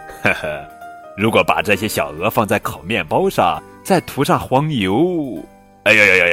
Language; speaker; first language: Chinese; native; Chinese